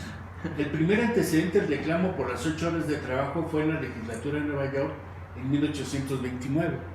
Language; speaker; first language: Spanish; native; Spanish